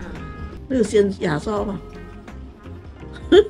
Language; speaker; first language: Chinese; non-native, fluent; English